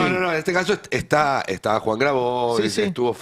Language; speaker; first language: Spanish; native; Spanish